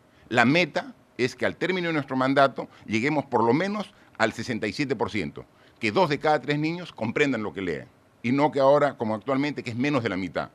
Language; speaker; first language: Spanish; native; Spanish